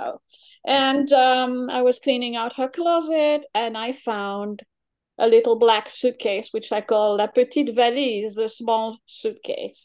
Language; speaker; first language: English; non-native, fluent; French